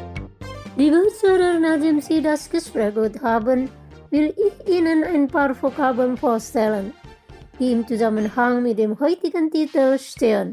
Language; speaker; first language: German; non-native, fluent; Indonesian